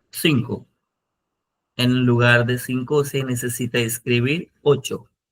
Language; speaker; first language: Spanish; non-native, fluent; Hindi